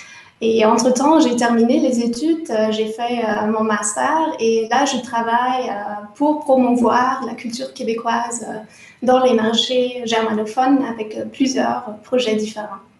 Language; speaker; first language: French; non-native, fluent; German